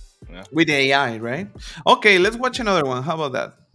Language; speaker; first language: English; non-native, fluent; Spanish